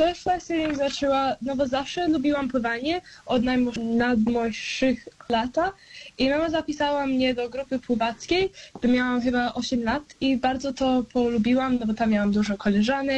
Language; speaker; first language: Polish; early bilingual, heritage; Polish